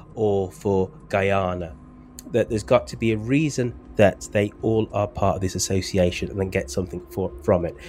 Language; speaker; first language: English; native; English